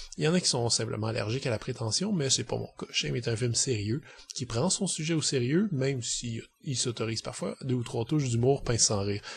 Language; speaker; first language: French; native; French